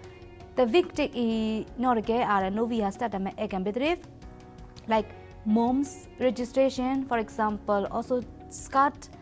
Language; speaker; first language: Norwegian; non-native, learner; Burmese